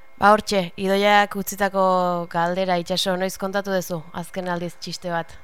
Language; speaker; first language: Basque; native; Basque